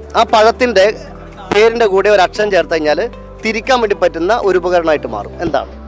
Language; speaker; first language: Malayalam; native; Malayalam